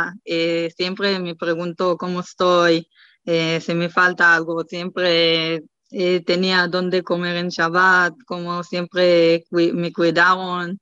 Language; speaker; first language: Spanish; non-native, learner; Hebrew